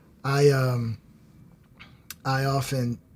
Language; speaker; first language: English; native; English